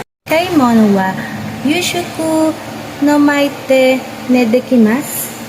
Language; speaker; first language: Japanese; non-native, learner; Filipino